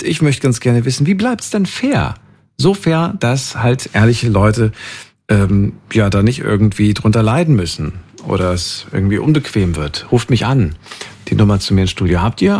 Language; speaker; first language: German; native; German